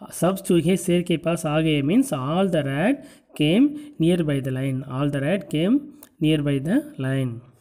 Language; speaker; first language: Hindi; non-native, local second language; Tamil